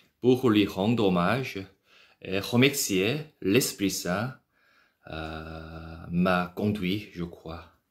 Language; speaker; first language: French; non-native, learner; Korean